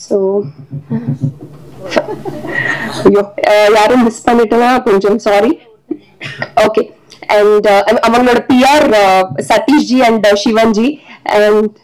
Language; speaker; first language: Tamil; non-native, learner; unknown